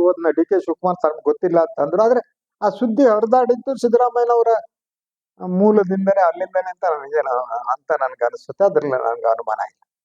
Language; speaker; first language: Kannada; native; Kannada